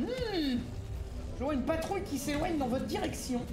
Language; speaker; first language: French; native; French